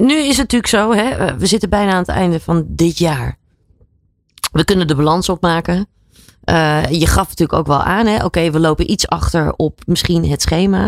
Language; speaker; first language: Dutch; native; Dutch